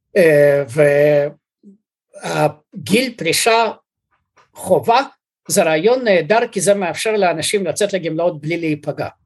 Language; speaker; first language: Hebrew; early bilingual, other home language; Russian